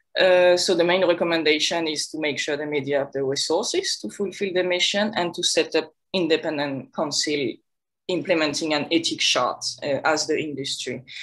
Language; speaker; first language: English; non-native, fluent; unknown